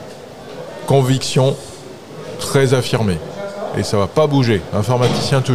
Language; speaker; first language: French; native; French